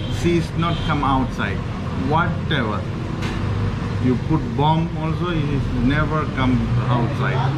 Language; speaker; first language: English; non-native, learner; Tamil